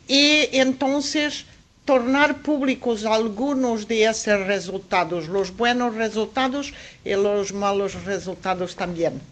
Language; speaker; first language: Spanish; non-native, fluent; Portuguese